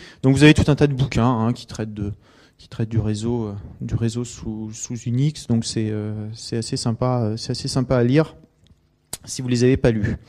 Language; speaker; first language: French; native; French